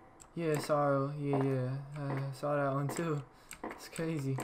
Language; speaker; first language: English; native; English